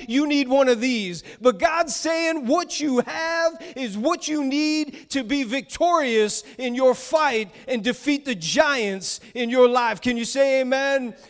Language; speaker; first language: English; native; English